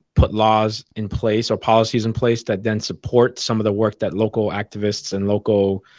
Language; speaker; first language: English; native; English